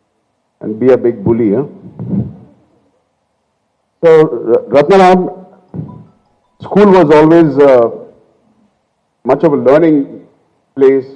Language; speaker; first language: English; non-native, local second language; Telugu